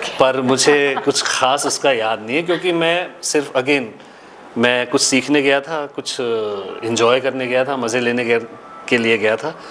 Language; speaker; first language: Hindi; native; Hindi